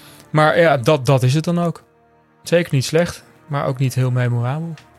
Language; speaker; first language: Dutch; native; Dutch